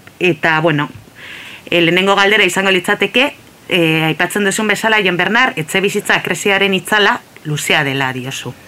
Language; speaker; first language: Basque; native; Basque